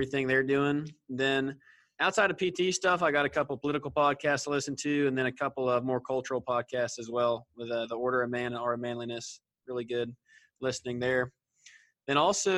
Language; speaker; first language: English; native; English